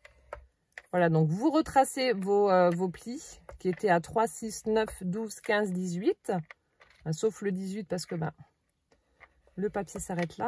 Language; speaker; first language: French; native; French